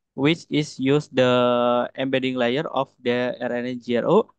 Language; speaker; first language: English; non-native, learner; Indonesian